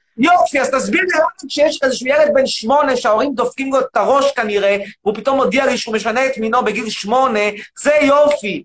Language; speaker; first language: Hebrew; native; Hebrew